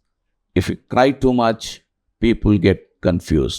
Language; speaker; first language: English; non-native, local second language; Telugu